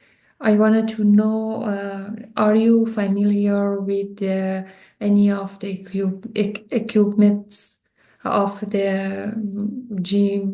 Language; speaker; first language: English; non-native, learner; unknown